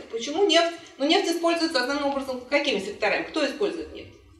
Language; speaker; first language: Russian; native; Russian